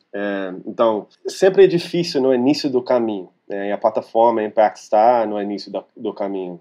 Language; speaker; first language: Portuguese; non-native, fluent; English